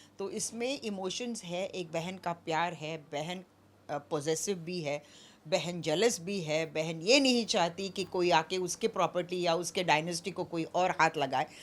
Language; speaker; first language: Hindi; non-native, local second language; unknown